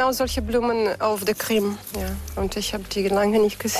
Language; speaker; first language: German; non-native, fluent; Russian